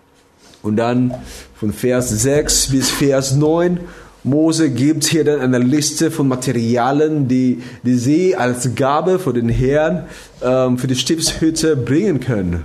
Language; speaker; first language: German; non-native, fluent; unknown